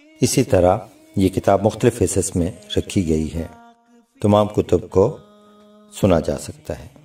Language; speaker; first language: Urdu; native; Urdu